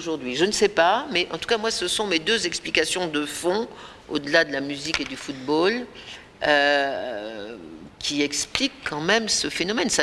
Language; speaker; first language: French; native; French